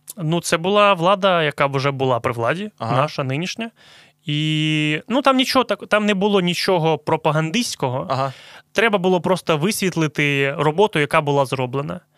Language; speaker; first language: Ukrainian; non-native, local second language; Russian